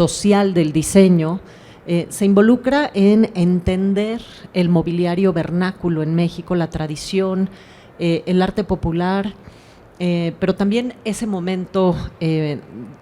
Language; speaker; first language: Spanish; native; Spanish